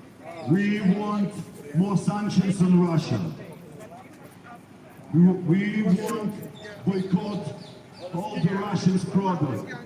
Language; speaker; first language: English; non-native, learner; Ukrainian